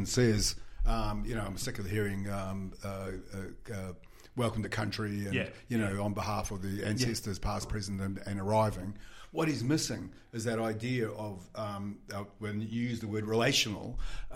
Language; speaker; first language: English; native; English